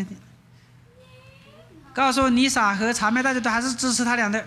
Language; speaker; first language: Chinese; native; Chinese